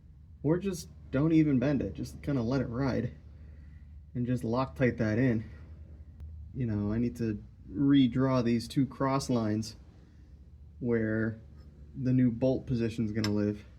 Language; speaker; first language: English; native; English